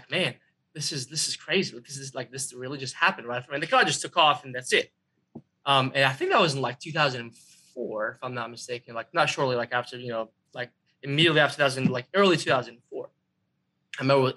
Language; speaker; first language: English; non-native, fluent; Arabic